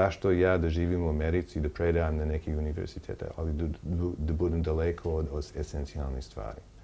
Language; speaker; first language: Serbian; non-native, learner; English